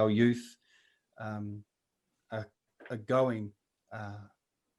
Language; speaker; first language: English; native; English